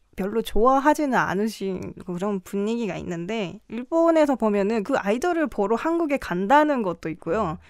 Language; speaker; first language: Korean; non-native, fluent; Japanese